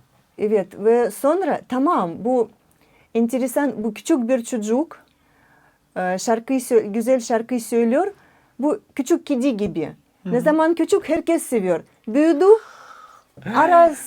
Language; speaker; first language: Turkish; non-native, learner; Russian